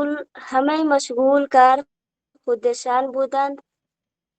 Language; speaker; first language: Persian; non-native, learner; Urdu